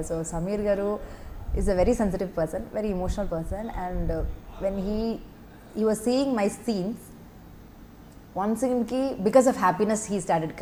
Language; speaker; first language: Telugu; non-native, fluent; Malayalam